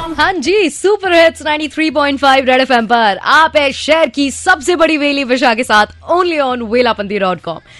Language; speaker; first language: Hindi; native; Hindi